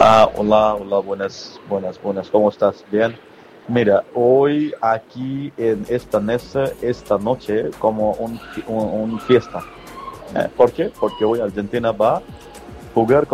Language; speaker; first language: Spanish; non-native, learner; Bangla